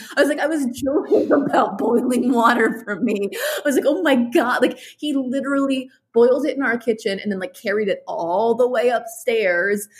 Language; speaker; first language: English; native; English